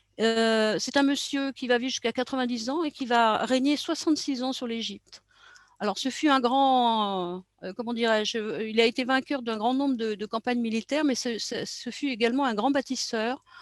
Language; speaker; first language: French; native; French